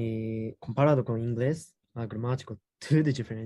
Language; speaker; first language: Portuguese; non-native, learner; Japanese